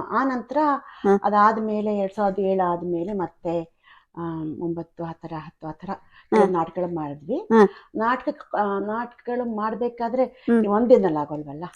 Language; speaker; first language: Kannada; native; Kannada